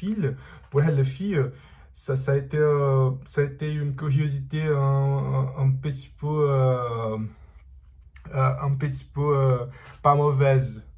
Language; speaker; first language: French; non-native, learner; Portuguese